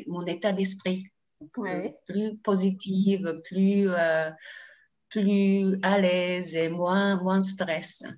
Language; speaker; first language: French; non-native, learner; Japanese